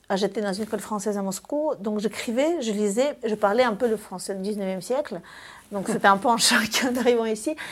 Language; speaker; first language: French; early bilingual, other home language; Russian